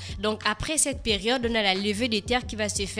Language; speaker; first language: French; native; French